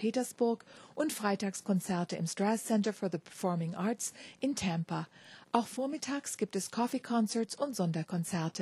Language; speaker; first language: German; native; German